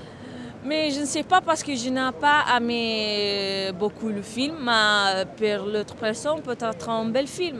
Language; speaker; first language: French; non-native, learner; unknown